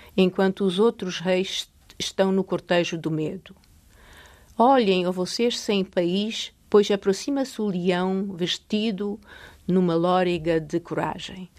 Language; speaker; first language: Portuguese; non-native, fluent; Polish